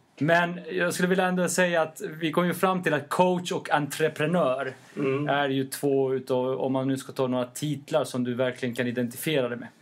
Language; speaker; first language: Swedish; native; Swedish